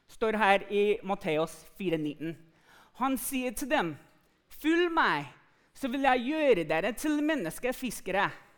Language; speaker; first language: Norwegian; non-native, fluent; English